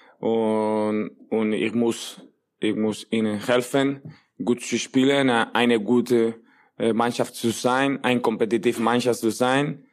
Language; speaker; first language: German; non-native, learner; Spanish